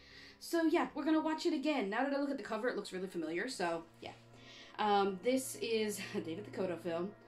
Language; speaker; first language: English; native; English